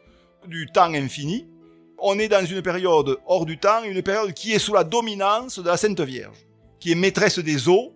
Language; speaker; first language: French; native; French